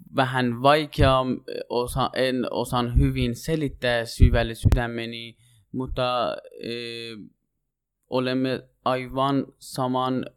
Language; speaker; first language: Finnish; non-native, learner; Persian